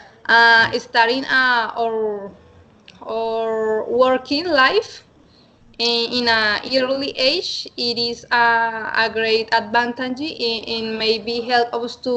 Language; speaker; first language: English; non-native, learner; Spanish